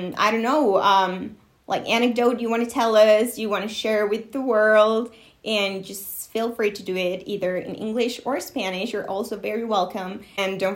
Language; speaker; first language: English; non-native, fluent; Spanish